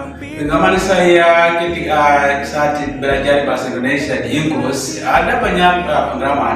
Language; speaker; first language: Indonesian; non-native, learner; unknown